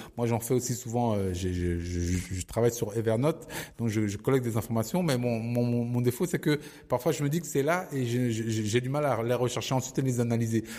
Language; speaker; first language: French; early bilingual, other home language; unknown